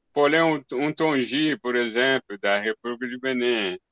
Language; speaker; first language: Portuguese; non-native, fluent; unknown